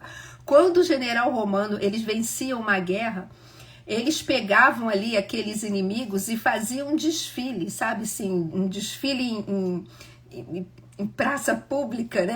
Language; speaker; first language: Portuguese; native; Portuguese